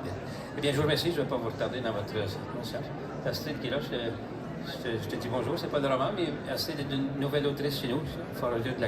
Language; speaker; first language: French; native; French